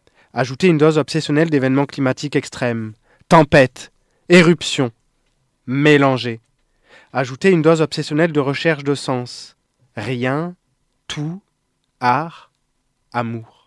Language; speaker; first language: French; native; French